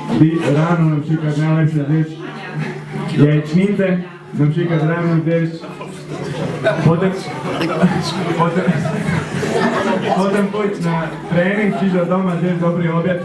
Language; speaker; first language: Polish; non-native, learner; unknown